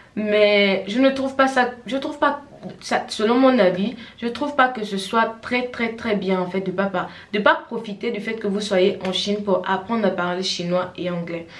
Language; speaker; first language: French; non-native, local second language; Fang